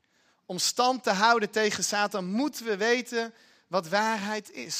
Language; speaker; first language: Dutch; native; Dutch